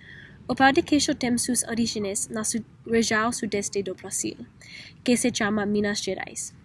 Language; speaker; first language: Portuguese; non-native, learner; English